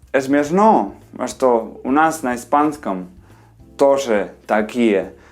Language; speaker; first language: Russian; non-native, learner; Spanish